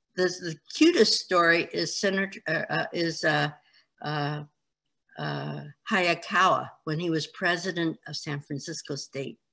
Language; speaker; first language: English; native; English